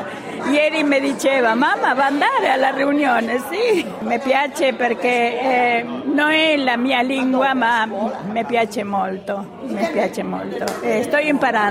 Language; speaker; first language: Italian; non-native, fluent; Spanish